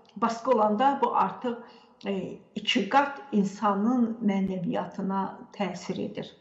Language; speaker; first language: Azerbaijani; native; Azerbaijani